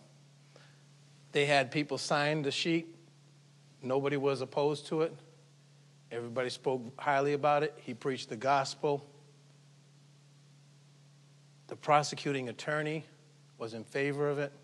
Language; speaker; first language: English; native; English